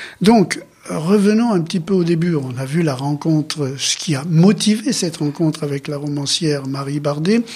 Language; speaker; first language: French; native; French